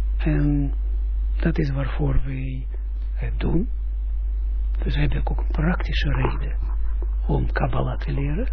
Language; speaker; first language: Dutch; non-native, fluent; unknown